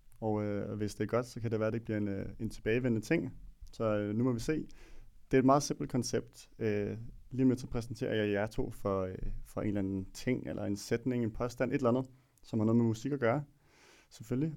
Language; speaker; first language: Danish; native; Danish